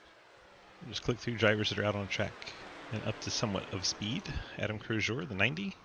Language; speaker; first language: English; native; English